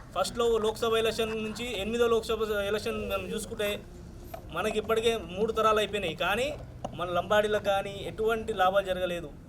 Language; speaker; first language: Telugu; non-native, local second language; Lambadi